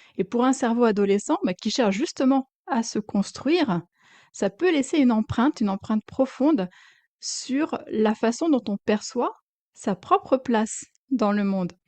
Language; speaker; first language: French; native; French